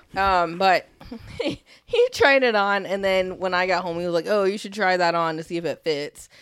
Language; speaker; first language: English; native; English